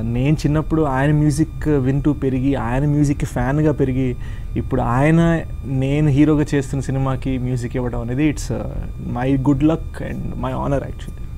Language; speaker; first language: Telugu; early bilingual, heritage; Telugu